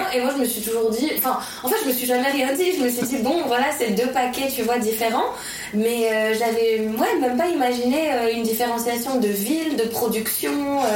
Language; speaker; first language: French; native; French